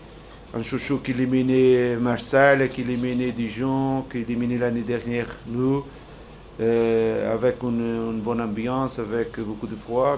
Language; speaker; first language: French; non-native, learner; Portuguese